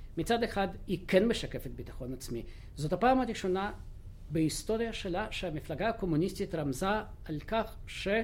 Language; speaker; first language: Hebrew; non-native, fluent; Russian